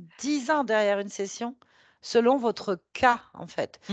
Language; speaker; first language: French; native; French